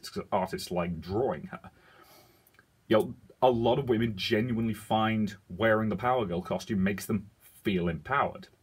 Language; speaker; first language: English; native; English